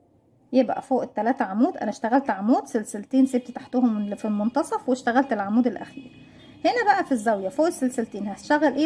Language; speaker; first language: Arabic; native; Arabic